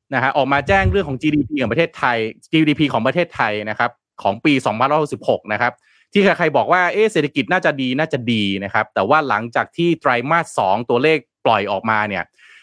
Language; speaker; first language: Thai; non-native, local second language; Lao